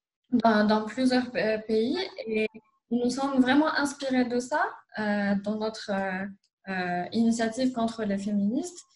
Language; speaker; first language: French; non-native, local second language; Arabic